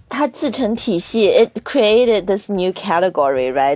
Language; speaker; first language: English; non-native, fluent; Chinese